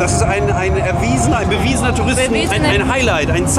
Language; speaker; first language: German; native; German